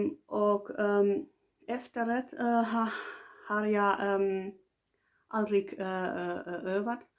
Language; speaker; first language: Swedish; non-native, local second language; Finnish